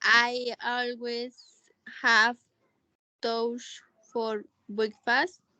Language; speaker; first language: English; non-native, learner; Spanish